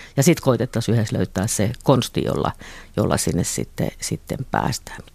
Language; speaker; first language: Finnish; native; Finnish